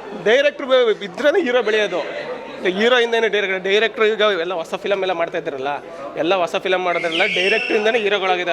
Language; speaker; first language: Kannada; non-native, local second language; Tulu